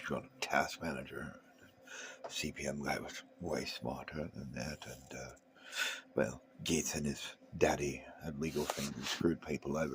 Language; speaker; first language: English; native; English